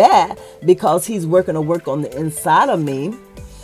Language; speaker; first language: English; native; English